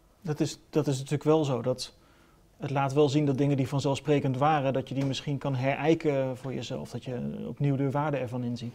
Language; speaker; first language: Dutch; native; Dutch